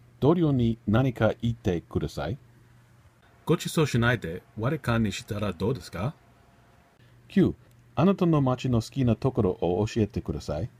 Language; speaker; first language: Japanese; non-native, learner; English